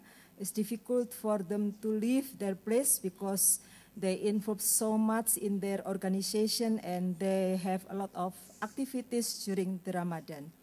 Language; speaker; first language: English; non-native, learner; Indonesian